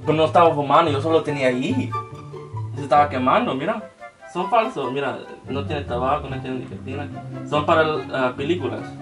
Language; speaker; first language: Spanish; early bilingual, heritage; Spanish